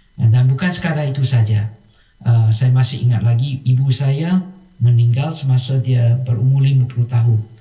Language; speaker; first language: Malay; non-native, local second language; Chinese